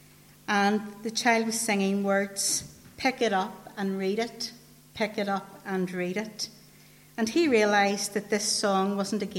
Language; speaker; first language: English; native; English